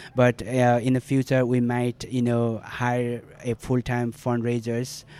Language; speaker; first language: English; non-native, local second language; Nepali